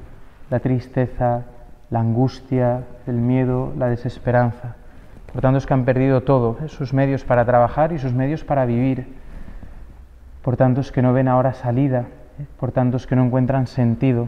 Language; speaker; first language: Spanish; native; Spanish